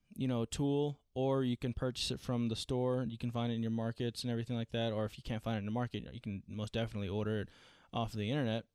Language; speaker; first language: English; native; English